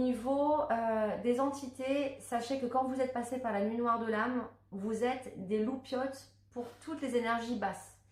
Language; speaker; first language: French; native; French